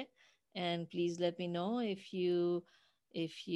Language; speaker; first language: English; non-native, local second language; Urdu